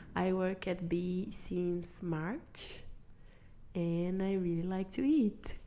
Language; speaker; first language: English; non-native, fluent; Portuguese